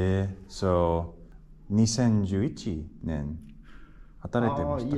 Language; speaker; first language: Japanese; non-native, learner; English